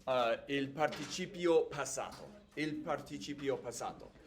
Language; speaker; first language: Italian; non-native, fluent; English